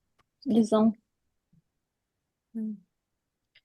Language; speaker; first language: French; non-native, learner; Ukrainian